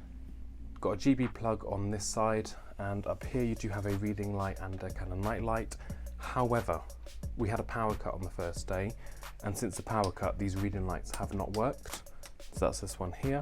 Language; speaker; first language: English; native; English